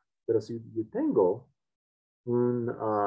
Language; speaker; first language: Spanish; non-native, fluent; English